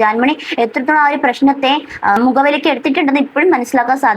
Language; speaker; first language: Malayalam; native; Malayalam